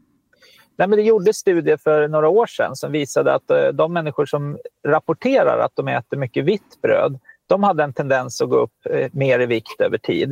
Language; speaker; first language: Swedish; native; Swedish